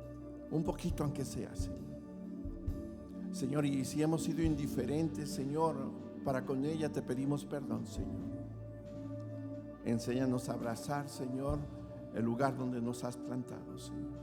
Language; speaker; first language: Spanish; native; Spanish